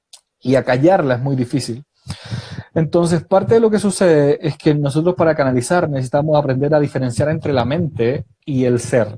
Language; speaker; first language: Spanish; native; Spanish